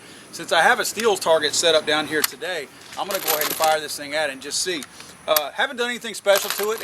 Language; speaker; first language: English; native; English